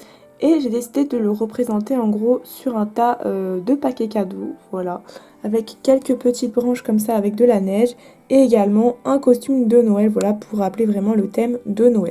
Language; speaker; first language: French; native; French